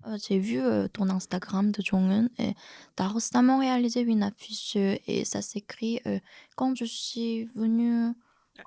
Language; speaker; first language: French; non-native, fluent; Korean